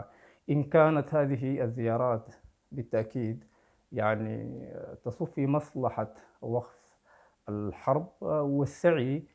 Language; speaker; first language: Arabic; native; Arabic